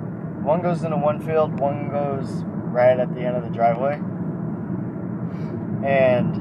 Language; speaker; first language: English; native; English